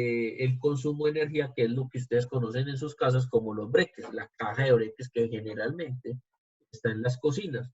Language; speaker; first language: Spanish; native; Spanish